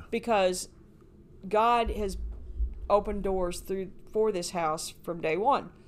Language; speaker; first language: English; native; English